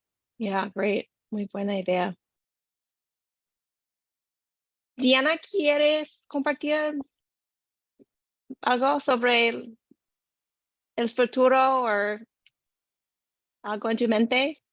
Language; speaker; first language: Spanish; non-native, learner; English